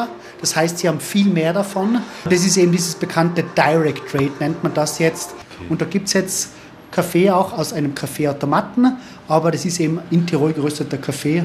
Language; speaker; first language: German; native; German